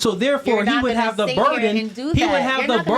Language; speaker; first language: English; native; English